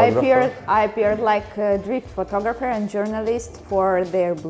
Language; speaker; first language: English; non-native, fluent; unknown